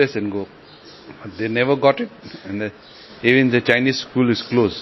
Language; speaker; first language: English; non-native, local second language; Cantonese